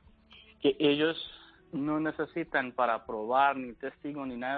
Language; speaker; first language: Spanish; non-native, learner; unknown